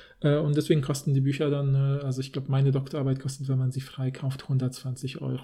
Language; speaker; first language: German; native; German